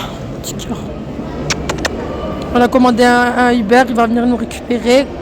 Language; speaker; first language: French; native; French